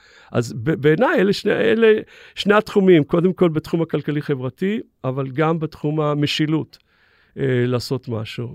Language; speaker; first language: Hebrew; native; Hebrew